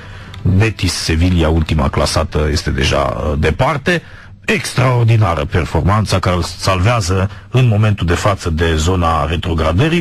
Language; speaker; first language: Romanian; native; Romanian